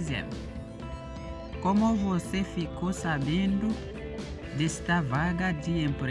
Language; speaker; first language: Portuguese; non-native, learner; Haitian Creole